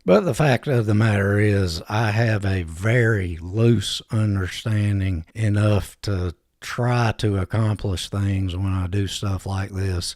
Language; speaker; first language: English; native; English